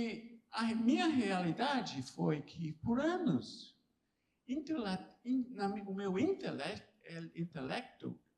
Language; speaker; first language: Portuguese; non-native, fluent; English